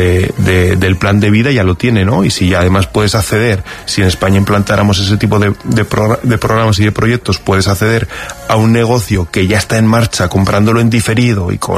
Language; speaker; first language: Spanish; native; Spanish